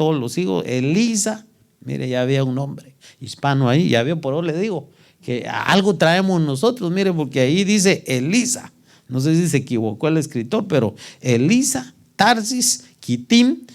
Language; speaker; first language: Spanish; native; Spanish